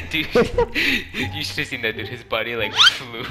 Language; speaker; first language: English; native; English